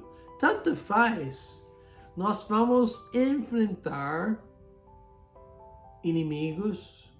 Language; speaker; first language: Portuguese; non-native, fluent; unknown